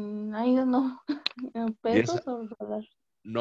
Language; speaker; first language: English; non-native, learner; Spanish